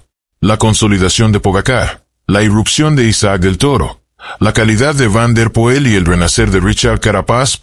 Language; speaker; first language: Spanish; native; Spanish